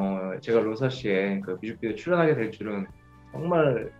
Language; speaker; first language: Korean; native; Korean